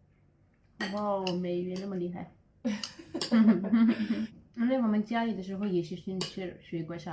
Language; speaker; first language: Chinese; non-native, fluent; Urdu